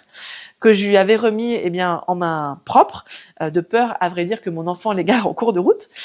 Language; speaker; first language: French; native; French